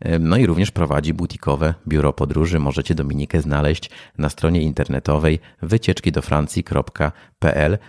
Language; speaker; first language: Polish; native; Polish